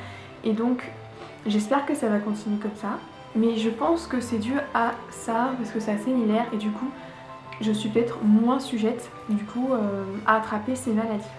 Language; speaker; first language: French; native; French